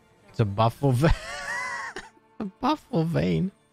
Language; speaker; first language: English; non-native, fluent; Polish